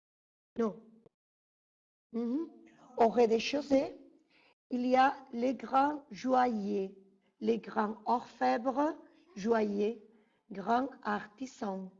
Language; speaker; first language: French; non-native, fluent; Spanish